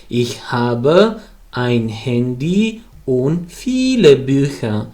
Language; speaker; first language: German; non-native, fluent; Pashto